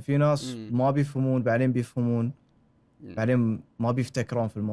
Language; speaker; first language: Arabic; native; Arabic